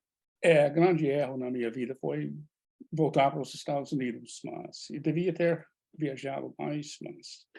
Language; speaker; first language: Portuguese; non-native, fluent; English